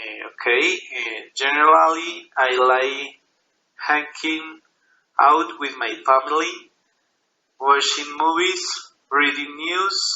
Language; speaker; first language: English; non-native, learner; Spanish